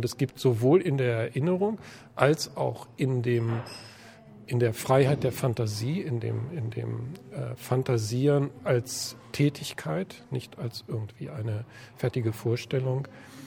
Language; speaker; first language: German; native; German